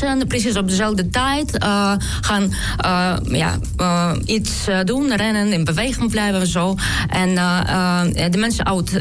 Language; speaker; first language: Dutch; non-native, learner; Ukrainian